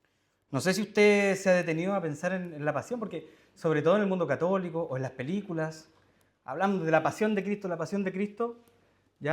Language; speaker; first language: Spanish; native; Spanish